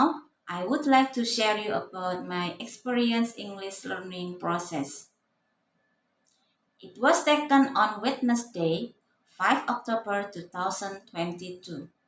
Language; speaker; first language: English; non-native, fluent; Indonesian